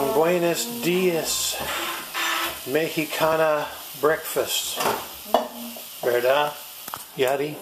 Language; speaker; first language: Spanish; non-native, learner; English